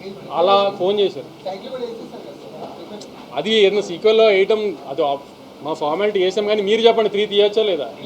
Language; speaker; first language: Telugu; native; Telugu